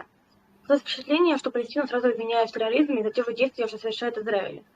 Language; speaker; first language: Russian; native; Russian